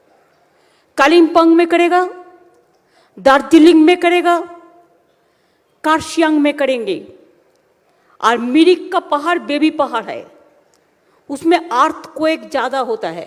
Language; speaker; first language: Hindi; non-native, local second language; Bangla